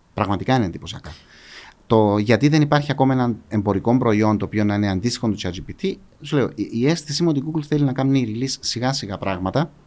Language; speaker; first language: Greek; native; Greek